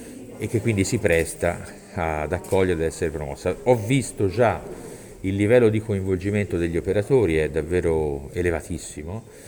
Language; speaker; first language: Italian; native; Italian